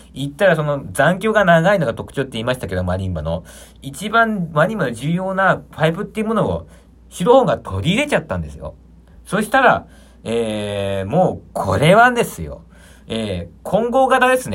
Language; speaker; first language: Japanese; native; Japanese